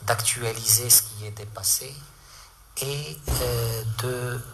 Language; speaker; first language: French; non-native, local second language; Arabic